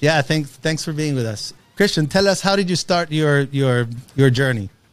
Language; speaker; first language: English; non-native, fluent; Spanish